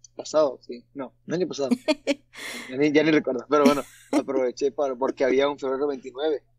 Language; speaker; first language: Spanish; early bilingual, heritage; Spanish